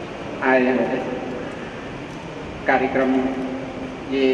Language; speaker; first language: Hindi; non-native, learner; Khmer